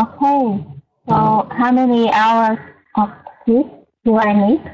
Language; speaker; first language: English; non-native, learner; Vietnamese